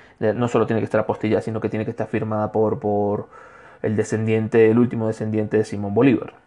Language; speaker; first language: Spanish; native; Spanish